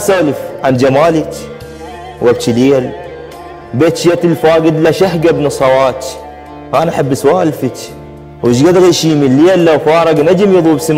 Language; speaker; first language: Arabic; native; Arabic